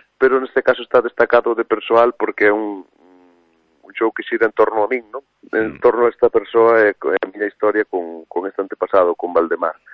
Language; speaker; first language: Galician; non-native, local second language; Spanish